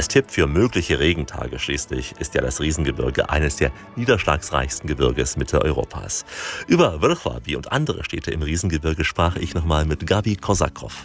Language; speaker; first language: German; native; German